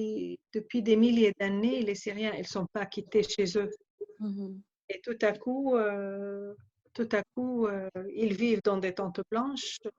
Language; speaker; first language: French; non-native, fluent; Arabic